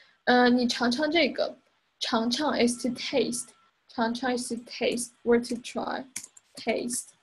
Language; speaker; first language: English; non-native, fluent; Chinese